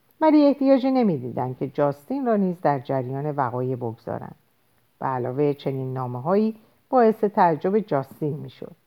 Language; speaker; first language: Persian; native; Persian